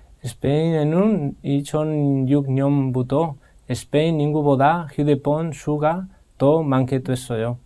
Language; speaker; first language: Korean; non-native, fluent; Spanish